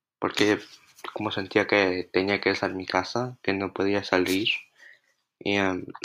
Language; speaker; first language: Spanish; early bilingual, heritage; Spanish